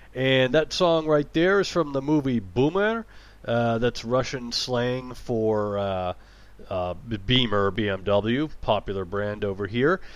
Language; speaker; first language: English; native; English